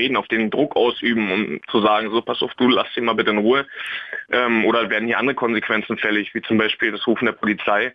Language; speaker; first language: German; native; German